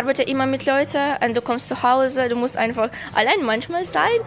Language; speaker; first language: German; non-native, learner; Ukrainian